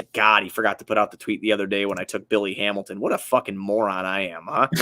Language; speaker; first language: English; native; English